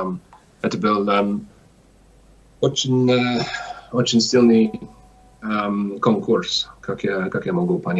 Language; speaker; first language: Russian; non-native, learner; English